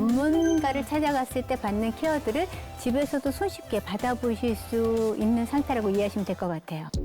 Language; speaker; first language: Korean; native; Korean